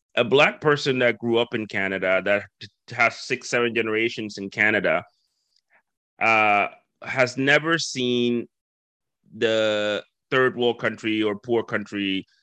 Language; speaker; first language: English; non-native, fluent; Spanish